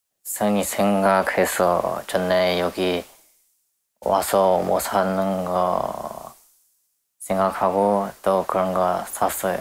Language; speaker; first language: Korean; non-native, learner; Chinese